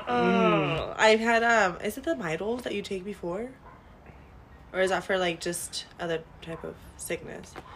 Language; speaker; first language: English; early bilingual, other home language; Spanish